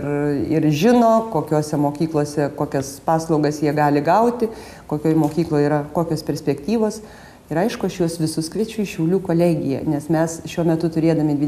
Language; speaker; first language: Lithuanian; native; Lithuanian